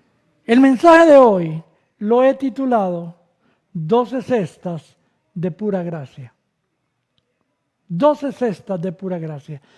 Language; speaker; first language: Spanish; native; Spanish